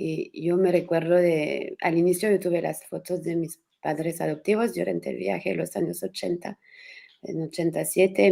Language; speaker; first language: Spanish; non-native, learner; French